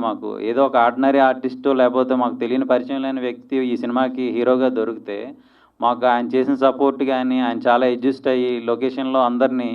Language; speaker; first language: Telugu; native; Telugu